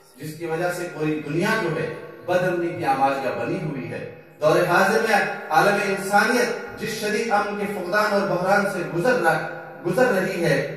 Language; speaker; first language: Urdu; native; Urdu